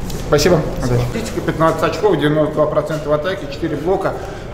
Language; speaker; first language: Russian; native; Russian